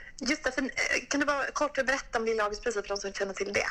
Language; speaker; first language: Swedish; native; Swedish